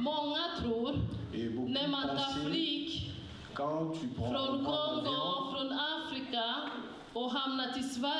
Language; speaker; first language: Swedish; non-native, fluent; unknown